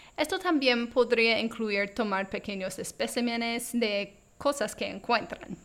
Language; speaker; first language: Spanish; non-native, fluent; English